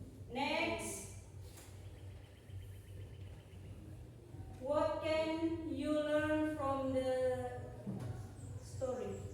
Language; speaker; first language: English; non-native, local second language; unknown